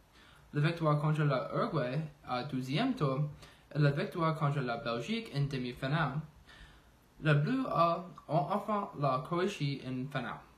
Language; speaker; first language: French; non-native, learner; English